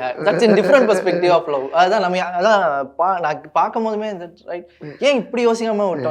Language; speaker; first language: Tamil; native; Tamil